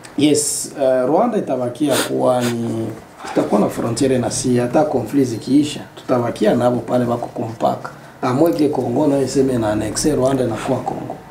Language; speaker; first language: Swahili; native; Swahili